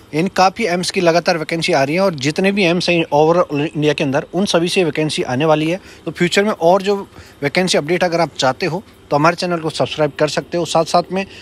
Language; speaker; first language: Hindi; native; Hindi